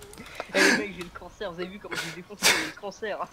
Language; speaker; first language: French; native; French